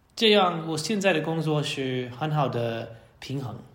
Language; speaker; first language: Chinese; non-native, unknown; English